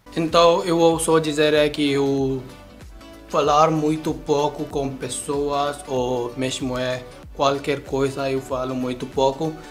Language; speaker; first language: Portuguese; non-native, learner; Hindi